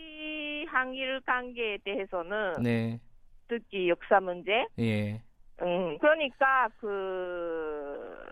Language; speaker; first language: Korean; non-native, learner; Japanese